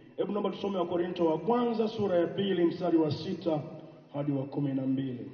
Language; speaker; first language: Swahili; native; Swahili